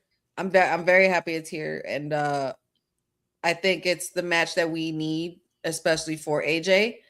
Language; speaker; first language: English; native; English